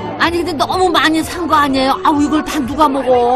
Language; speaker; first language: Korean; native; Korean